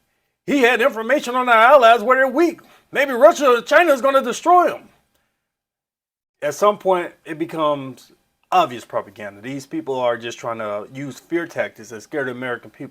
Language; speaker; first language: English; native; English